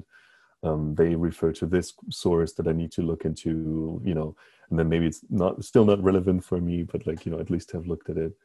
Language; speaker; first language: English; non-native, fluent; German